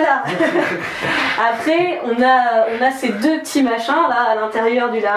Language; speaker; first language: French; native; French